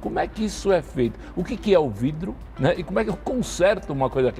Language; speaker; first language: Portuguese; native; Portuguese